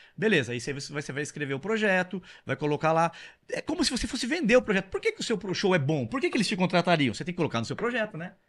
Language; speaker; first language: Portuguese; native; Portuguese